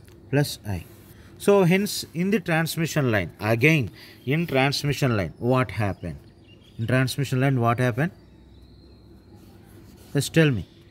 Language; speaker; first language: English; non-native, local second language; Telugu